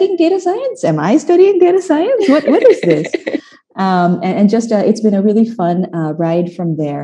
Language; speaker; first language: English; non-native, local second language; Filipino